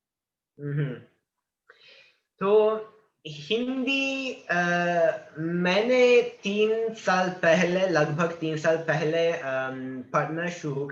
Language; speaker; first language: Hindi; non-native, learner; Italian